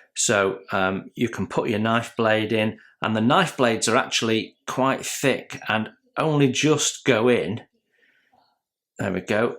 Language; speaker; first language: English; native; English